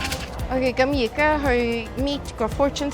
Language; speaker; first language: Cantonese; early bilingual, heritage; Cantonese